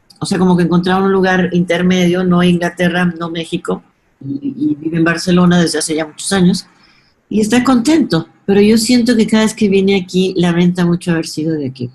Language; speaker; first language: Spanish; native; Spanish